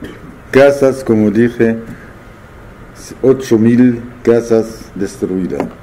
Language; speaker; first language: Spanish; non-native, fluent; Arabic